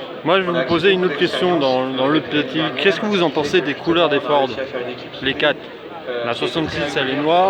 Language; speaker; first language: French; native; French